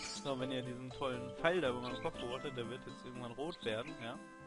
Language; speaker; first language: German; native; German